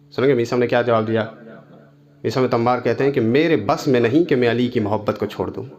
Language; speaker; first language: Urdu; non-native, local second language; Sindhi